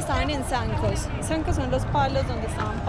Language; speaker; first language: Spanish; native; Spanish